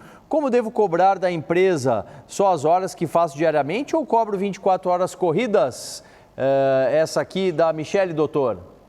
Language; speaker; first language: Portuguese; native; Portuguese